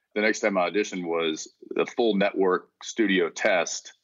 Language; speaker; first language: English; native; English